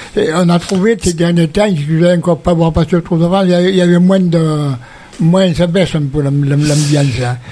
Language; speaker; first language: French; native; French